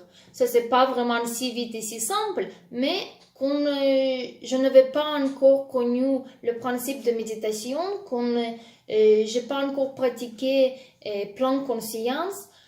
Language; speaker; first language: French; non-native, fluent; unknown